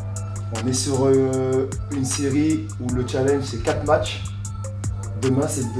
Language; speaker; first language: French; native; French